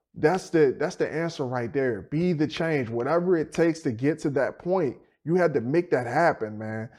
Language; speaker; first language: English; native; English